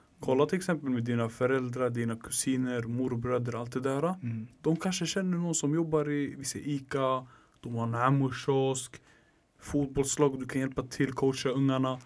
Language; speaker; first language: Swedish; native; Swedish